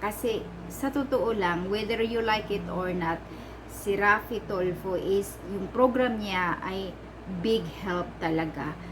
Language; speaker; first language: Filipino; non-native, local second language; Cebuano